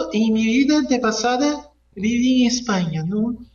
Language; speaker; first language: Spanish; non-native, fluent; Portuguese